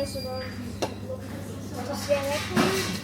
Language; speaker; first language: German; non-native, learner; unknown